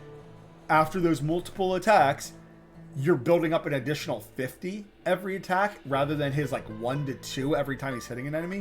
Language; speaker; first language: English; native; English